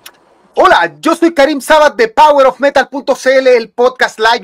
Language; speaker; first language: Spanish; native; Spanish